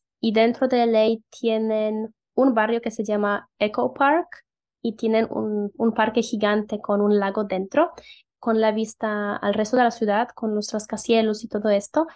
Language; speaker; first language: Spanish; non-native, fluent; Polish